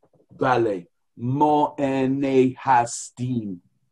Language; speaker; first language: Persian; non-native, learner; English